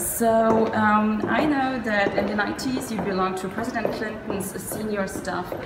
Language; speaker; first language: English; non-native, fluent; German